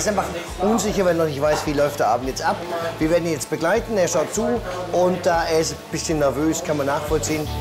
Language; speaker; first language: German; native; German